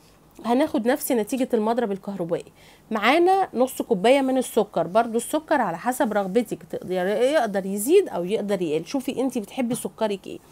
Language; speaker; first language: Arabic; native; Arabic